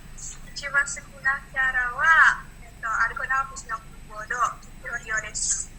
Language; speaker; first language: Japanese; non-native, learner; Indonesian